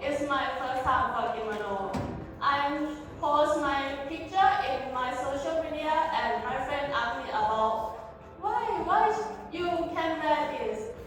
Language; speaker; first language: English; non-native, learner; Thai